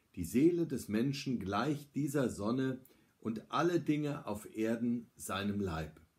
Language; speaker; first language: German; native; German